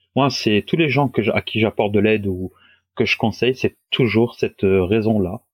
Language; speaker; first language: French; non-native, local second language; Wolof